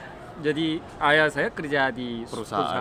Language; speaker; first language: Indonesian; non-native, learner; Korean